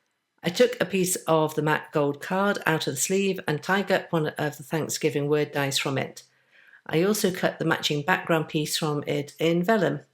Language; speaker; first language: English; native; English